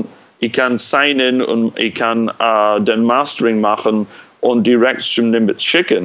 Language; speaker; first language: German; non-native, fluent; English